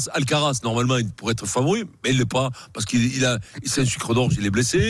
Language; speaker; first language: French; native; French